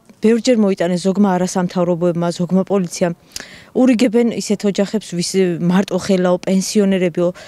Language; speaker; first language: Georgian; native; Georgian